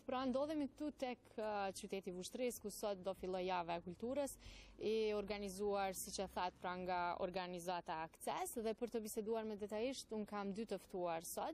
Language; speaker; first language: Albanian; native; Albanian